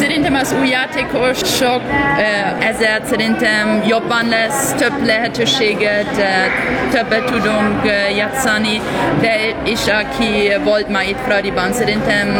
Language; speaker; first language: Hungarian; non-native, learner; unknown